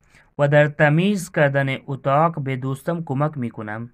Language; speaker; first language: Persian; non-native, learner; Urdu